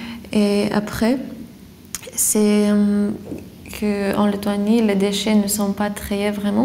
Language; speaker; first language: French; non-native, fluent; Lithuanian